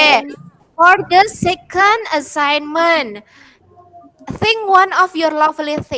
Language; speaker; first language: English; non-native, fluent; Indonesian